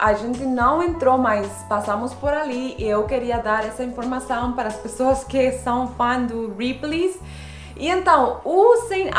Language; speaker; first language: Portuguese; non-native, fluent; Spanish